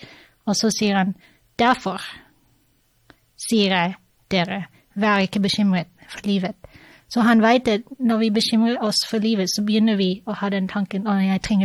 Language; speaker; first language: Norwegian; non-native, fluent; English